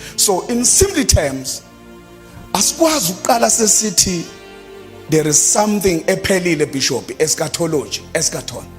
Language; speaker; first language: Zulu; native; Zulu